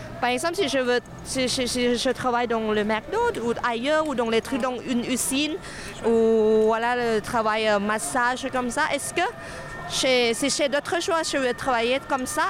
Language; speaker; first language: French; non-native, fluent; Thai